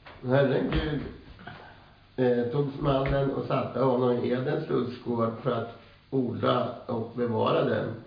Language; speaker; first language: Swedish; native; Swedish